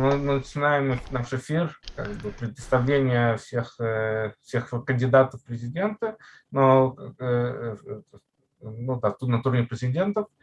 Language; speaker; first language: Russian; native; Russian